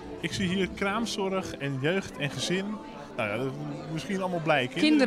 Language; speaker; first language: Dutch; native; Dutch